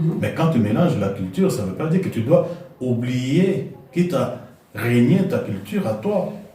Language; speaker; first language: French; non-native, local second language; Lingala